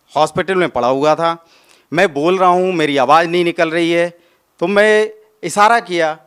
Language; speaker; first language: Hindi; native; Hindi